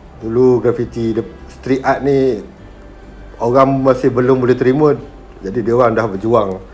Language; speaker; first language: Malay; native; Malay